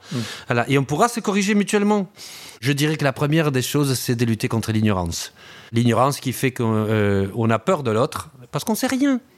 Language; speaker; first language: French; early bilingual, other home language; Spanish